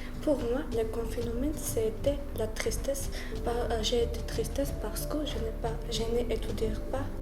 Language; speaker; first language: French; non-native, learner; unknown